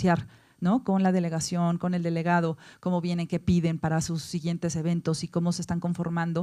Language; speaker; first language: Spanish; native; Spanish